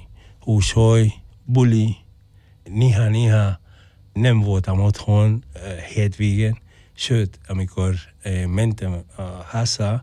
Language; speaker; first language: Hungarian; non-native, fluent; Spanish